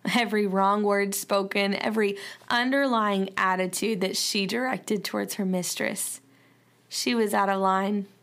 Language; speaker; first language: English; native; English